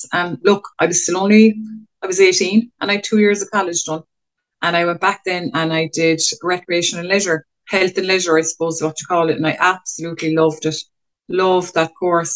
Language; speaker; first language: English; native; English